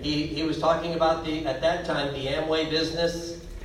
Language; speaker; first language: English; native; English